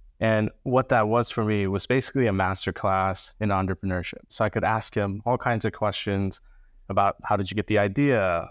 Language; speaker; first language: English; early bilingual, other home language; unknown